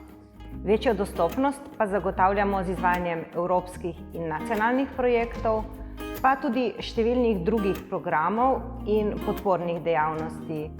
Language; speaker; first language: Slovenian; native; Slovenian